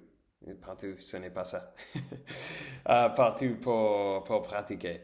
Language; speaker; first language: French; non-native, learner; English